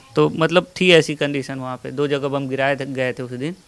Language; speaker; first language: Hindi; native; Hindi